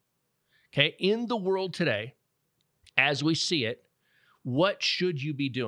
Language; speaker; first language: English; native; English